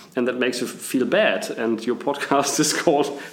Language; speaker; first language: English; non-native, fluent; German